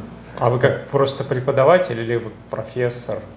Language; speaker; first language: Russian; native; Russian